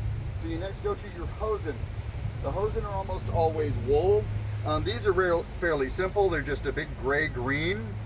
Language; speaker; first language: English; native; English